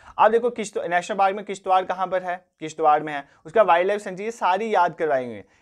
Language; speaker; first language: Hindi; non-native, local second language; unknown